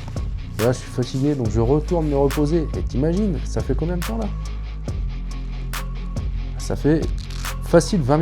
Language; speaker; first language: French; native; French